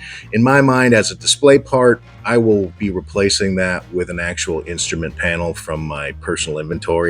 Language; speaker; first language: English; native; English